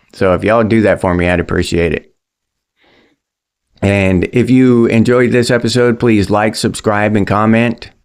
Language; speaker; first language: English; native; English